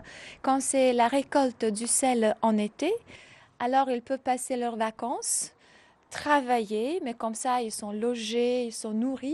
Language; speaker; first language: French; non-native, fluent; Croatian